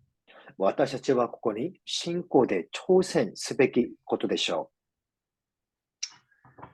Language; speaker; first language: Japanese; non-native, fluent; Korean